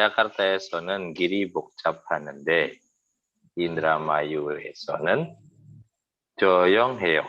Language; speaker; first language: Korean; non-native, learner; Indonesian